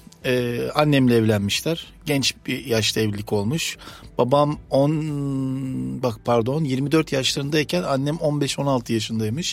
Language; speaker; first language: Turkish; native; Turkish